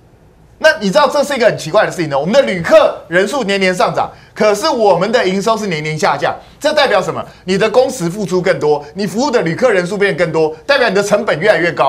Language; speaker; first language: Chinese; native; Chinese